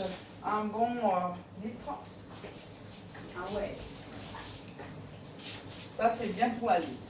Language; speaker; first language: French; non-native, fluent; Portuguese